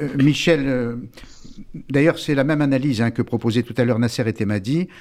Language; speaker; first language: French; native; French